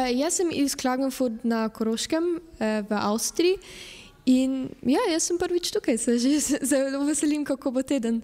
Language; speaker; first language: Slovenian; early bilingual, heritage; Slovenian